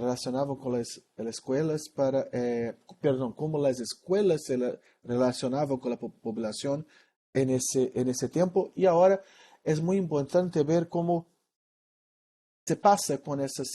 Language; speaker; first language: Spanish; non-native, learner; Portuguese